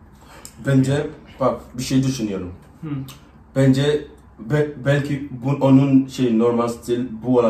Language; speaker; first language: Turkish; non-native, learner; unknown